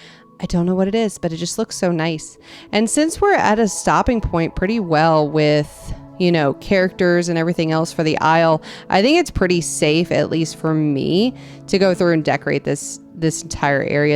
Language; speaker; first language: English; native; English